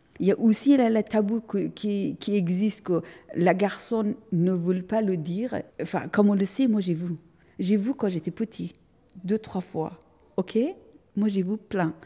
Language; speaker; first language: French; non-native, fluent; Persian